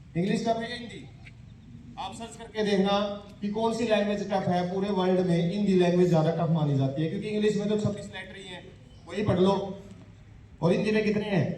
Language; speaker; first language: Hindi; native; Hindi